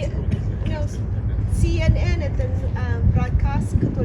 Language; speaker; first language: Russian; non-native, learner; English